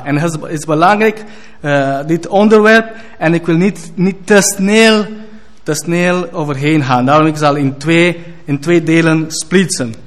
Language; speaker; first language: Dutch; non-native, fluent; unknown